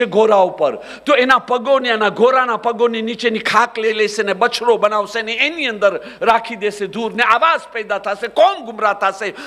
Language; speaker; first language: Gujarati; early bilingual, heritage; Gujarati